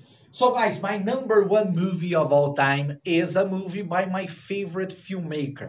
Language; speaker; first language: English; non-native, fluent; Portuguese